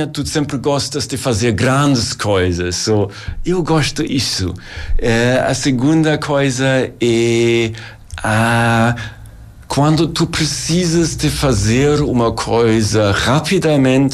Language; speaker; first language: Portuguese; non-native, learner; German